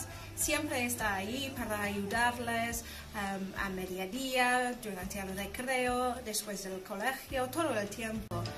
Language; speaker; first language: Spanish; non-native, fluent; English